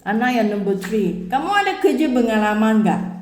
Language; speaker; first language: Indonesian; non-native, learner; Filipino